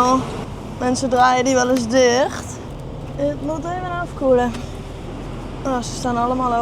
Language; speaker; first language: Dutch; native; Dutch